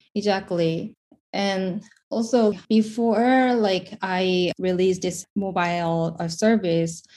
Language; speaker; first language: English; non-native, fluent; Korean